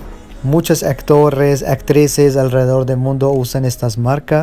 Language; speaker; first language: Spanish; non-native, fluent; Urdu